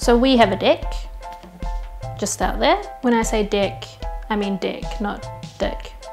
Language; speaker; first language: English; early bilingual, other home language; Indonesian